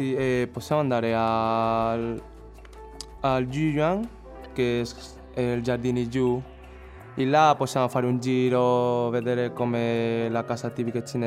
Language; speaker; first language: Italian; non-native, learner; Chinese